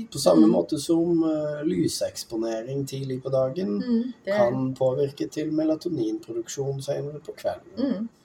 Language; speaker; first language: Norwegian; native; Norwegian